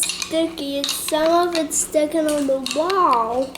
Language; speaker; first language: English; native; English